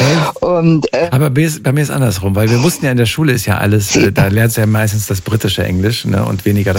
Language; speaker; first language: German; native; German